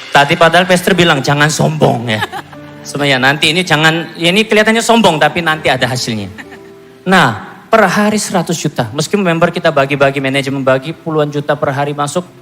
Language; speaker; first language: Indonesian; non-native, fluent; Korean